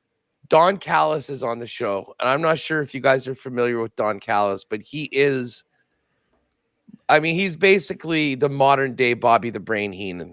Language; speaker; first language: English; native; English